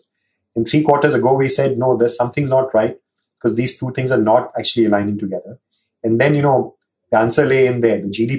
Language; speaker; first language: English; non-native, local second language; Hindi